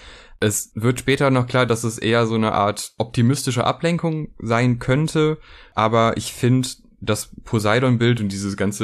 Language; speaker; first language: German; native; German